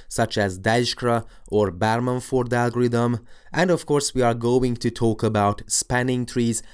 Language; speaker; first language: English; non-native, fluent; Hungarian